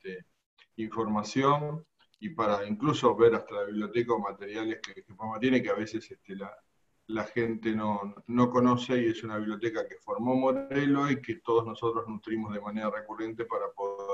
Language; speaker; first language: Spanish; native; Spanish